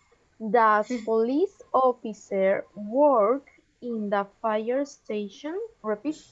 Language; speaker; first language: English; non-native, learner; Spanish